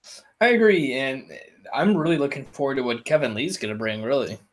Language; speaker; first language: English; native; English